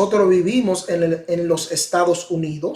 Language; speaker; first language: Spanish; non-native, fluent; English